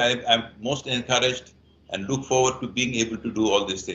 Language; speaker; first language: English; non-native, fluent; Bangla